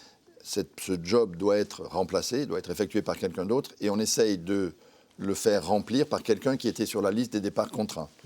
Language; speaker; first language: French; native; French